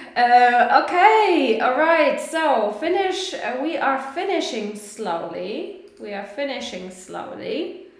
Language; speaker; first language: English; non-native, fluent; Polish